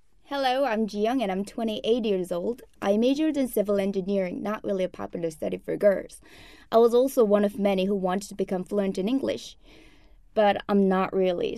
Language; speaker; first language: English; non-native, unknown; Korean